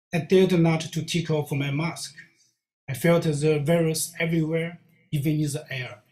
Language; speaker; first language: English; non-native, learner; Chinese